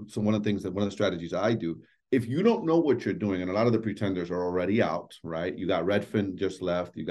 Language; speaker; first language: English; native; English